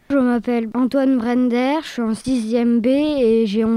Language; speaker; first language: French; native; French